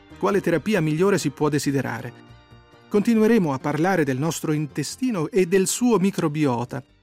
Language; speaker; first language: Italian; native; Italian